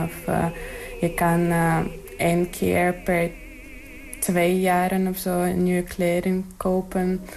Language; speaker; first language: Dutch; non-native, learner; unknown